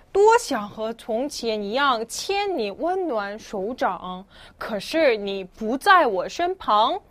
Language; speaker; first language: Chinese; non-native, fluent; Korean